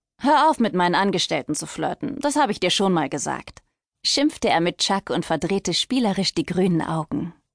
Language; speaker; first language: German; native; German